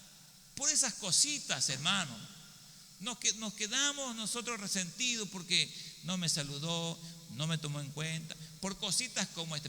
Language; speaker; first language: Spanish; native; Spanish